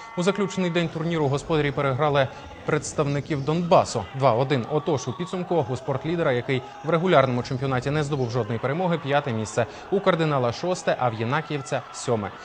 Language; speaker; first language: Ukrainian; native; Ukrainian